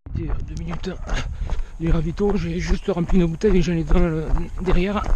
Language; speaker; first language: French; native; French